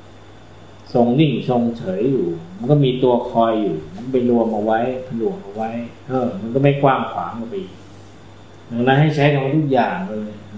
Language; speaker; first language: Thai; native; Thai